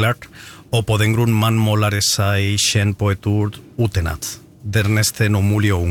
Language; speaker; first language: Norwegian; non-native, fluent; Spanish